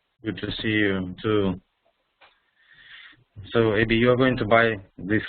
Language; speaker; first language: English; non-native, fluent; Russian